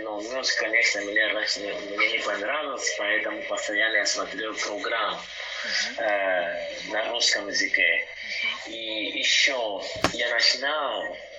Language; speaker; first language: Russian; non-native, learner; Portuguese